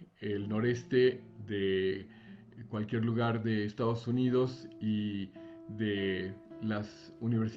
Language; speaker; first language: Spanish; native; Spanish